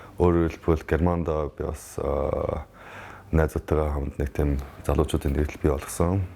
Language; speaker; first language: Mongolian; early bilingual, heritage; Mongolian